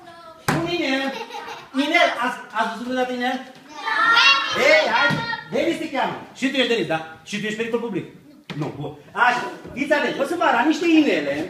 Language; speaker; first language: Romanian; native; Romanian